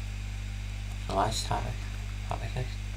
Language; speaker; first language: German; non-native, learner; English